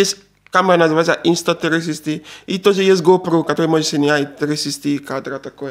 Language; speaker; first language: Russian; non-native, learner; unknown